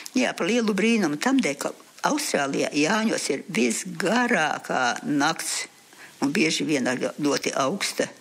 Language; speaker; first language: Latvian; early bilingual, heritage; Latvian